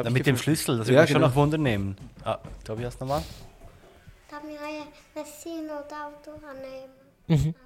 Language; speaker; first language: German; native; German